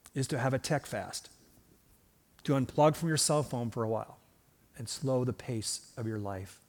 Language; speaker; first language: English; early bilingual, other home language; Swedish